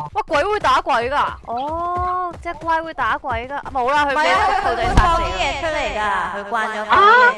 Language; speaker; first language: Chinese; native; Chinese